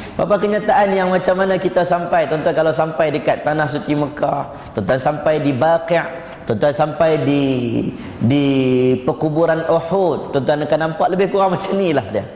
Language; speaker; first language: Malay; native; Malay